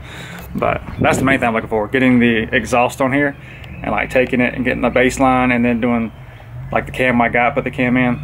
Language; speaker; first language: English; native; English